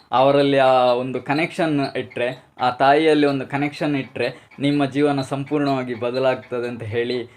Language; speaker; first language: Kannada; native; Kannada